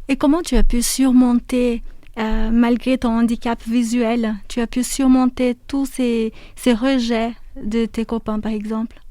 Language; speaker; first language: French; native; French